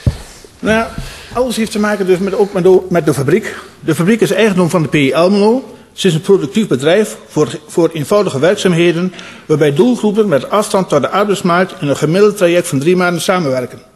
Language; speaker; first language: Dutch; native; Dutch